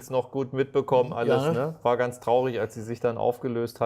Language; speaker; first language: German; native; German